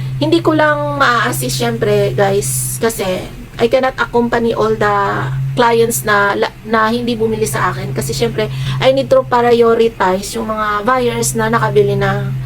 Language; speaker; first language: Filipino; native; Filipino